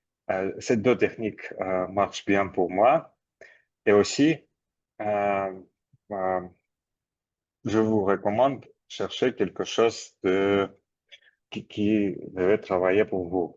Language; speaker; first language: French; non-native, learner; Armenian